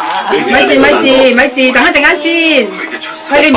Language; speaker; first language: Cantonese; native; Cantonese